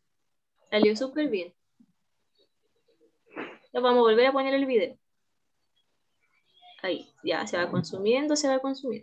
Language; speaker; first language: Spanish; native; Spanish